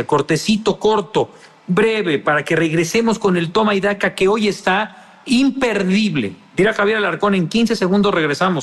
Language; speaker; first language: Spanish; native; Spanish